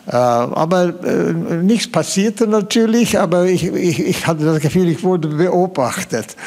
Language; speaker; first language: German; non-native, fluent; Swedish